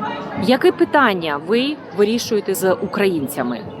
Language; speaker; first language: Ukrainian; native; Ukrainian